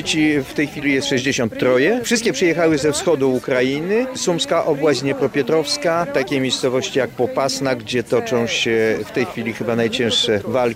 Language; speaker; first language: Polish; non-native, fluent; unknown